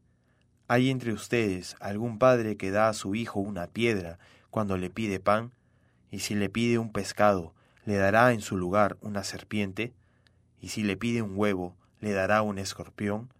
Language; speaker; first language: Spanish; native; Spanish